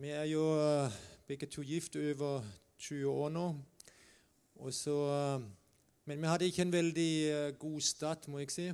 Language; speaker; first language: Norwegian; non-native, fluent; German